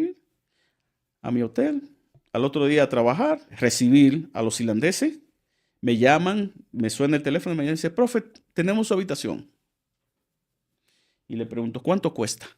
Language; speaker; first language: Spanish; native; Spanish